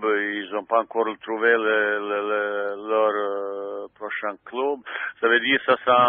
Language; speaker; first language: French; non-native, fluent; Bosnian